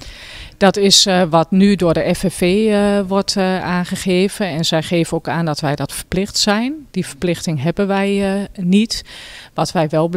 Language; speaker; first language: Dutch; native; Dutch